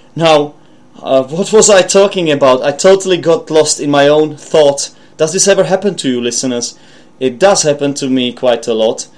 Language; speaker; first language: English; non-native, fluent; Czech